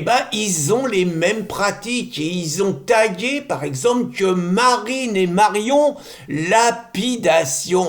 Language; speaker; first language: French; native; French